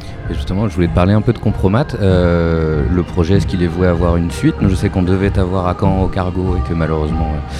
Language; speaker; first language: French; native; French